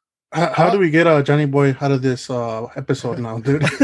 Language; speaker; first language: English; early bilingual, other home language; Spanish